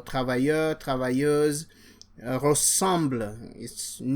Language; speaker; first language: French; non-native, fluent; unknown